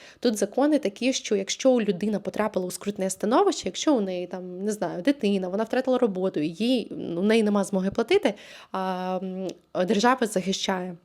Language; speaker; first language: Ukrainian; native; Ukrainian